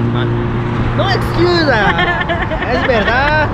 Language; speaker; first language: Spanish; non-native, learner; Japanese